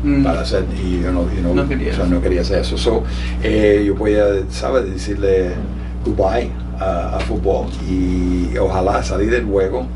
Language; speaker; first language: Spanish; early bilingual, heritage; Spanish